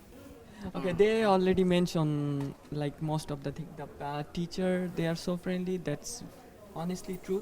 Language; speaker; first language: English; non-native, fluent; Bangla